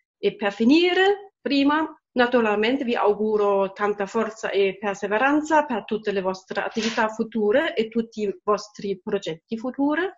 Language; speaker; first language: Italian; non-native, fluent; German